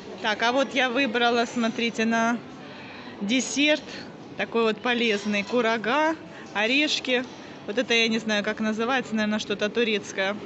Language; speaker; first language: Russian; native; Russian